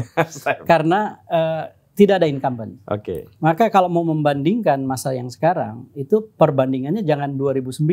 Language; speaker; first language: Indonesian; native; Indonesian